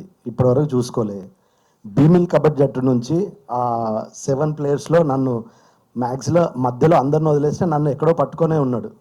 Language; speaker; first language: Telugu; native; Telugu